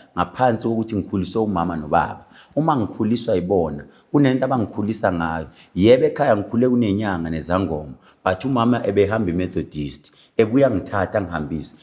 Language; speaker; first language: Zulu; native; Zulu